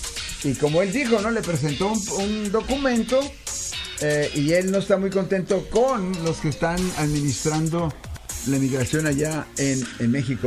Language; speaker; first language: Spanish; native; Spanish